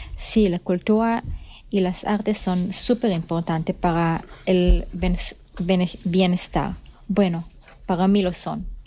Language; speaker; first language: Spanish; non-native, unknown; Hebrew